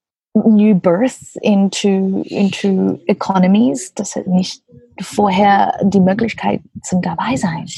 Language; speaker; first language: German; non-native, learner; English